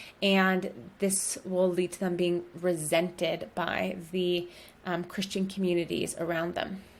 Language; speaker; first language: English; native; English